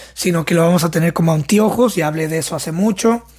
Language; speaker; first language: Spanish; native; Spanish